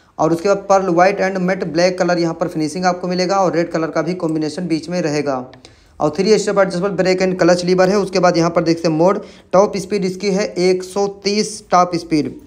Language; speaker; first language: Hindi; native; Hindi